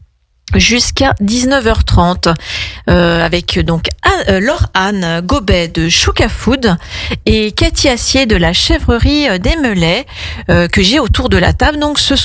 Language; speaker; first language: French; native; French